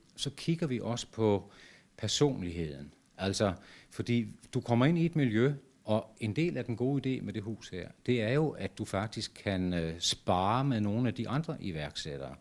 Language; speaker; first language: Danish; native; Danish